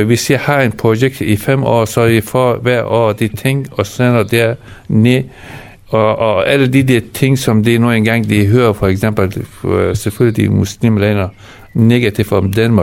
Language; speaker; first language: Danish; non-native, fluent; Persian